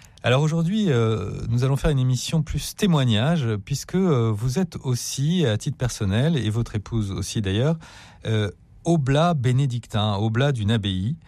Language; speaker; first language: French; native; French